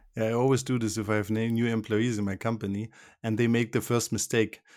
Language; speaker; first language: English; non-native, fluent; German